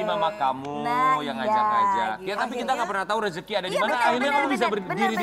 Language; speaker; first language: Indonesian; native; Indonesian